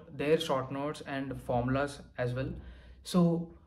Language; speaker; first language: English; non-native, local second language; Telugu